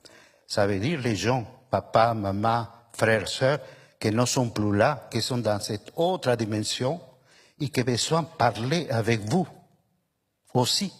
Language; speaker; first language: French; non-native, fluent; Spanish